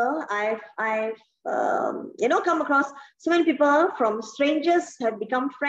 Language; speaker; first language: English; non-native, local second language; Tamil